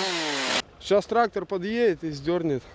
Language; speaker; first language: Russian; native; Russian